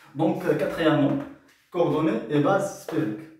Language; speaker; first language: French; non-native, local second language; Arabic